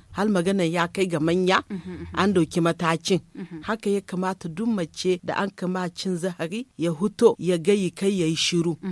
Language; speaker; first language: Hausa; native; Hausa